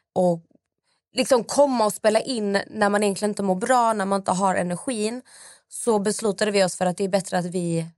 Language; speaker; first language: Swedish; native; Swedish